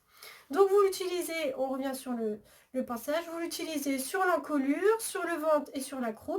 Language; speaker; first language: French; native; French